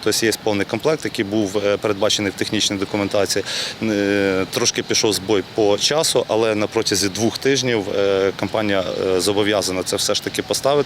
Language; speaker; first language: Ukrainian; native; Ukrainian